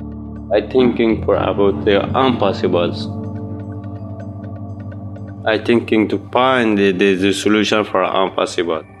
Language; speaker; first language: English; non-native, learner; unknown